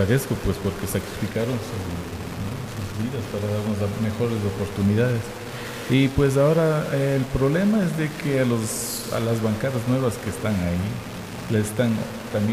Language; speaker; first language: Spanish; native; Spanish